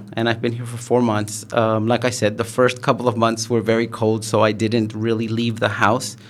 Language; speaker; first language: English; early bilingual, other home language; Spanish